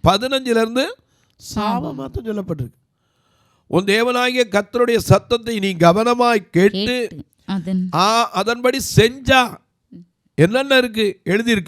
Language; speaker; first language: Tamil; native; Tamil